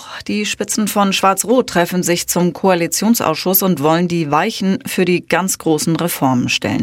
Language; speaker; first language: German; native; German